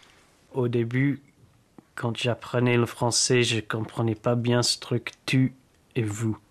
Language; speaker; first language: French; non-native, fluent; English